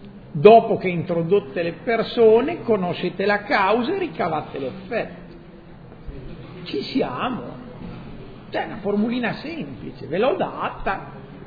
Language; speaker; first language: Italian; native; Italian